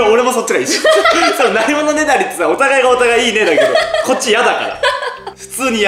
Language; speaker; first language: Japanese; native; Japanese